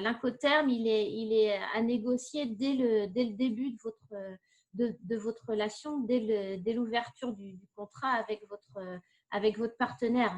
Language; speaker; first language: French; native; French